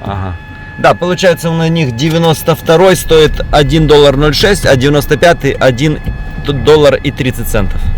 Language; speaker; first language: Russian; native; Russian